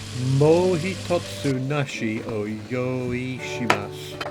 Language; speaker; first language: Japanese; non-native, learner; English